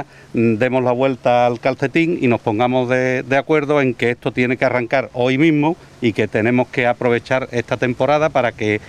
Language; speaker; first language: Spanish; native; Spanish